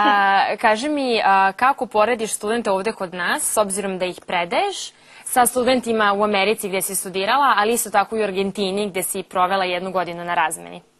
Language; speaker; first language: Serbian; native; Serbian